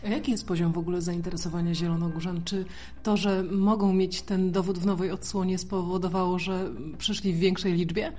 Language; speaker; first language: Polish; native; Polish